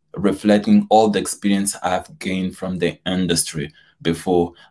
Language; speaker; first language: English; non-native, fluent; Portuguese